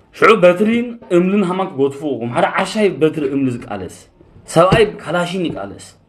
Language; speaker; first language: Tigrinya; early bilingual, heritage; Tigrinya